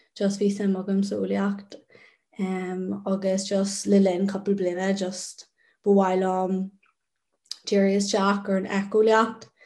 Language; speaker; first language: Irish; non-native, local second language; English